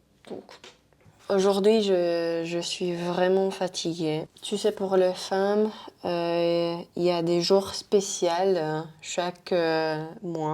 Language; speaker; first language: French; non-native, fluent; Spanish